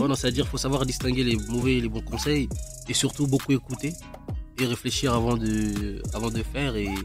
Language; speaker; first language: French; non-native, local second language; Lingala